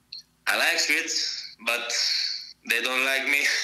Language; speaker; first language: English; non-native, fluent; Greek